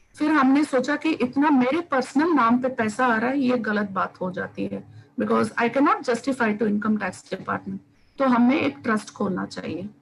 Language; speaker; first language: Hindi; non-native, local second language; Tamil